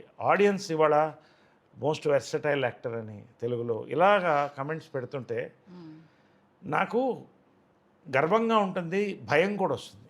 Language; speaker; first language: Telugu; native; Telugu